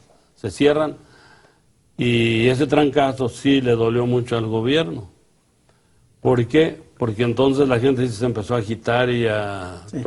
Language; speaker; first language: Spanish; native; Spanish